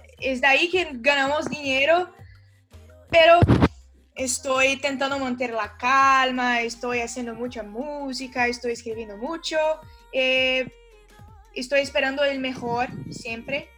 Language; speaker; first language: Spanish; non-native, learner; Portuguese